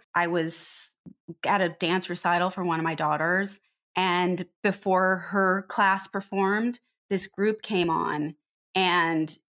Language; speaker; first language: English; native; English